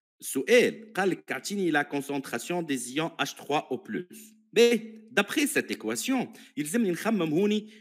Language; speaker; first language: French; non-native, local second language; Arabic